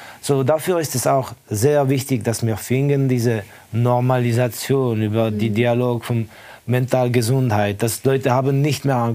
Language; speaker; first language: German; non-native, fluent; Estonian